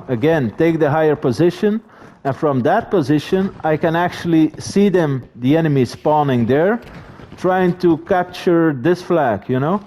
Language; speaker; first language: English; non-native, fluent; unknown